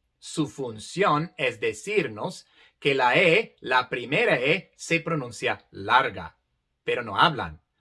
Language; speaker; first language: Spanish; non-native, fluent; English